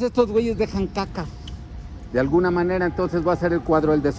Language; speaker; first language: Spanish; native; Spanish